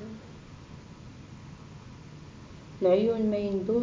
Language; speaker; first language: Dutch; non-native, learner; Arabic